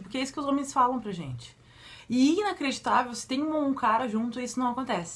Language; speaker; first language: Portuguese; native; Portuguese